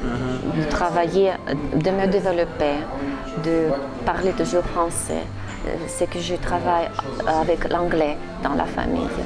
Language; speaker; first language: French; non-native, fluent; Russian